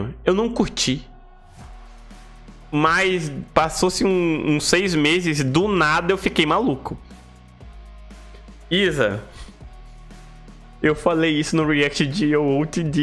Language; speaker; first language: Portuguese; native; Portuguese